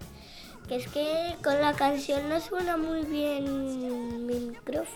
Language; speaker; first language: Spanish; native; Spanish